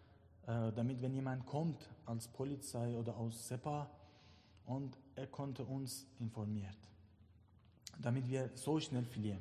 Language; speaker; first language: German; non-native, learner; Persian